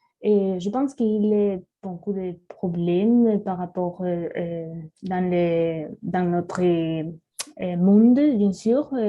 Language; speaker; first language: French; non-native, learner; Spanish